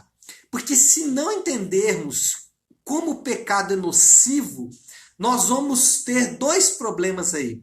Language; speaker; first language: Portuguese; native; Portuguese